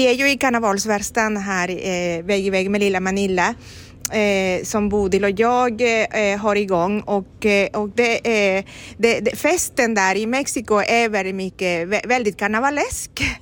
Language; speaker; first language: Swedish; non-native, fluent; Spanish